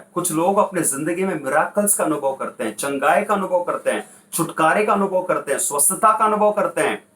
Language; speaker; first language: Hindi; non-native, local second language; Kannada